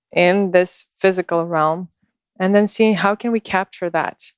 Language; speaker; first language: English; non-native, fluent; Russian